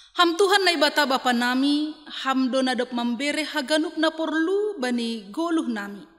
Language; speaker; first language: Indonesian; non-native, local second language; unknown